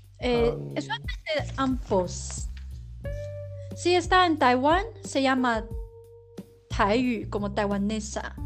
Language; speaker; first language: Spanish; non-native, learner; Chinese